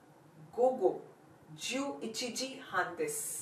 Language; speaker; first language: Japanese; non-native, fluent; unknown